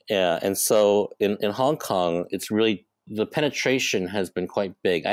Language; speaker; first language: English; non-native, local second language; Cantonese